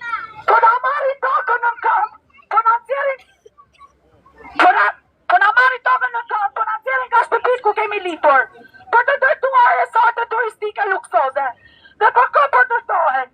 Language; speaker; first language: Albanian; native; Albanian